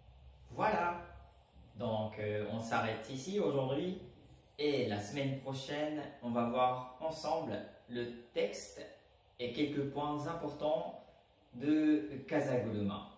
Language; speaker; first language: French; non-native, fluent; Japanese